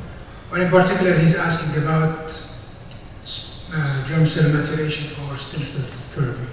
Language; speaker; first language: English; non-native, fluent; Arabic